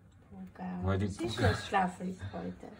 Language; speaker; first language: German; non-native, learner; Polish